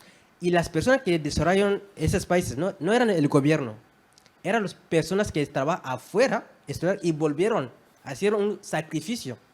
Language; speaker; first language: Spanish; non-native, fluent; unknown